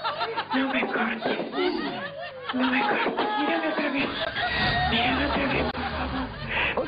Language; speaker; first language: Spanish; native; Spanish